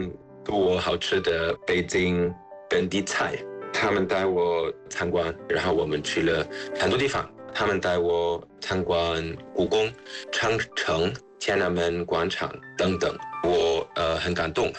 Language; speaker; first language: Chinese; non-native, fluent; German